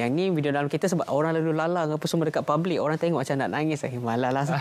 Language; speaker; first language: Malay; native; Malay